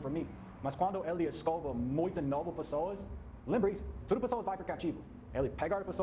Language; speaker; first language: Portuguese; non-native, learner; English